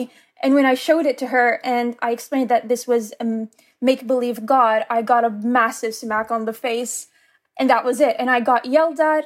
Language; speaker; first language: English; native; English